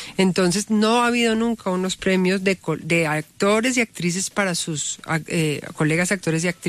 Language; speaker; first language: Spanish; native; Spanish